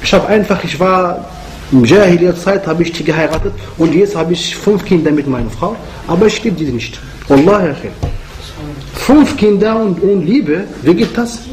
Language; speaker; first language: German; non-native, fluent; Arabic